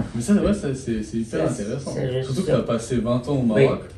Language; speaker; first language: French; native; French